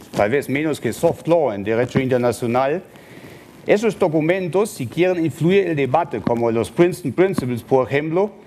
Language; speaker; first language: Spanish; non-native, fluent; German